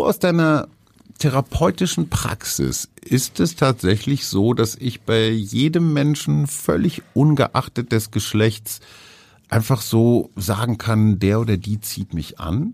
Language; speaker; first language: German; native; German